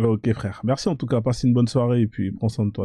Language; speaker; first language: French; native; French